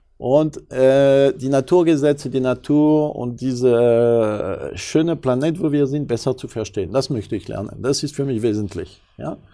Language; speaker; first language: German; non-native, fluent; French